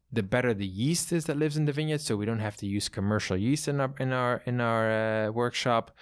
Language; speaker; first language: English; non-native, fluent; Dutch